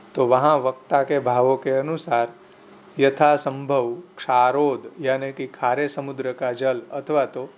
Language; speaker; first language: Hindi; non-native, local second language; Gujarati